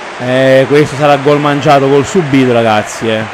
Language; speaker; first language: Italian; native; Italian